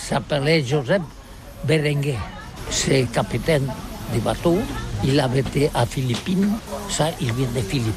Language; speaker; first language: French; non-native, learner; Catalan